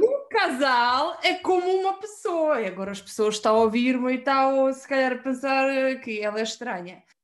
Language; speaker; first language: Portuguese; non-native, fluent; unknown